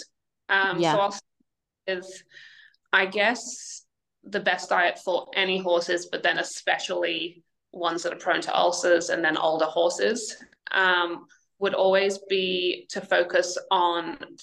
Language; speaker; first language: English; native; English